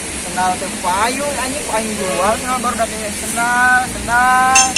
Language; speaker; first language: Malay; non-native, local second language; Sundanese